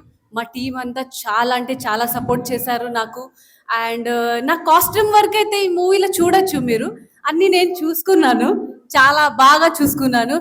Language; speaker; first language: Telugu; non-native, local second language; Marathi